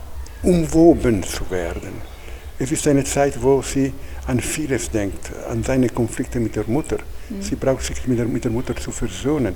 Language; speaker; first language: German; non-native, fluent; Italian